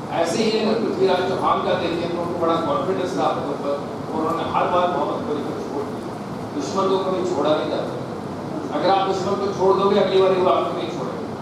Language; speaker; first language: Hindi; non-native, local second language; Punjabi